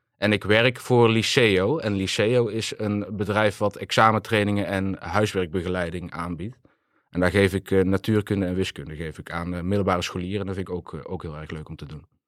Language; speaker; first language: Dutch; native; Dutch